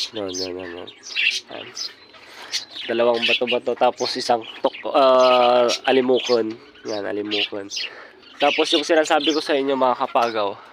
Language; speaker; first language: Filipino; native; Filipino